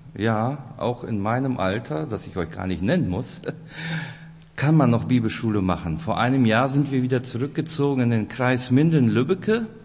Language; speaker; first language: German; early bilingual, other home language; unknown